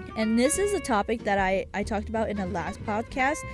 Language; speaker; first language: English; early bilingual, other home language; Japanese